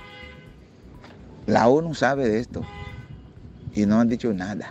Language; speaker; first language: Spanish; non-native, fluent; Haitian Creole